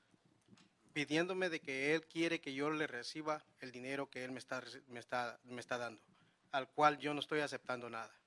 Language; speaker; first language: Spanish; native; Spanish